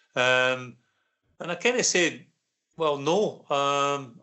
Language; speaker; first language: English; native; English